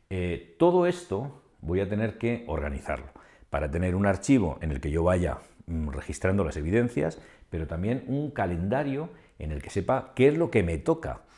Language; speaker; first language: Spanish; native; Spanish